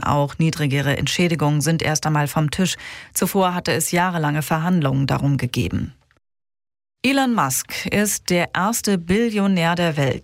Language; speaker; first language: German; native; German